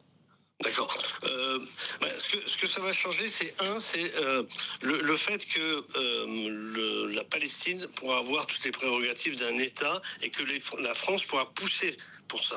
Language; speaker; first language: French; native; French